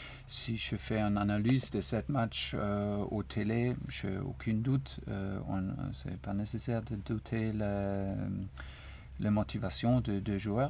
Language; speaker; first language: French; non-native, learner; German